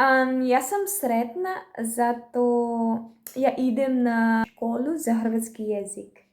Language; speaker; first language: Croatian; non-native, learner; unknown